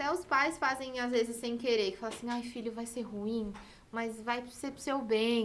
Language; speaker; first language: Portuguese; native; Portuguese